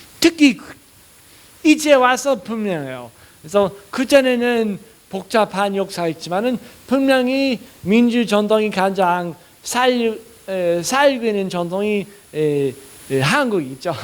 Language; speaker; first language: Korean; non-native, fluent; English